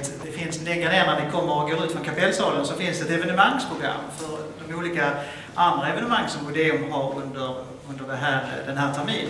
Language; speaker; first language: Swedish; native; Swedish